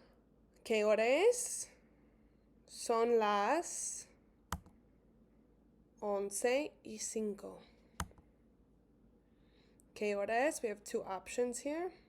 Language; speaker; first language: Spanish; non-native, fluent; English